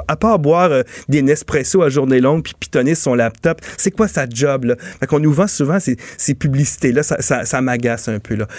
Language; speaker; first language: French; native; French